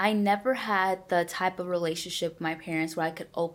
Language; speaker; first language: English; early bilingual, other home language; Spanish